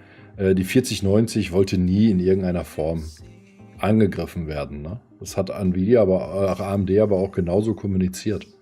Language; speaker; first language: German; native; German